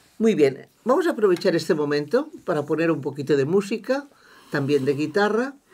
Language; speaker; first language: Spanish; non-native, local second language; Catalan